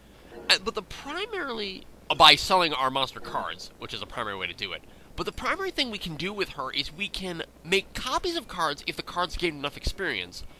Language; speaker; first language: English; native; English